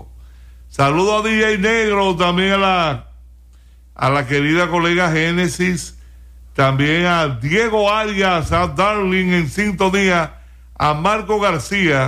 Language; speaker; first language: Spanish; native; Spanish